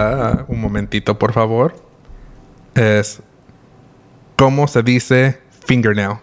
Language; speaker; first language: Spanish; early bilingual, heritage; English